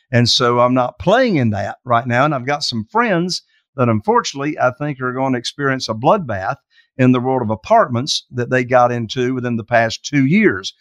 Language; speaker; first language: English; native; English